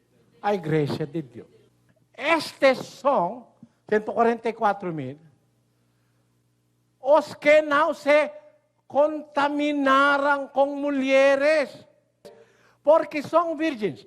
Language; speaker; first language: Portuguese; non-native, learner; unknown